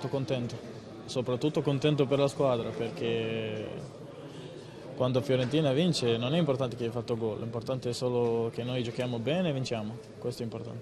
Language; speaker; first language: Italian; non-native, fluent; Serbian